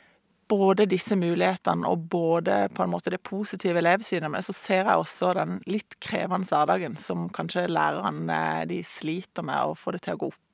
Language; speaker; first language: Norwegian; native; Norwegian